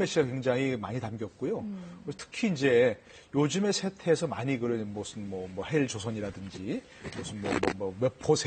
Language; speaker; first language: Korean; native; Korean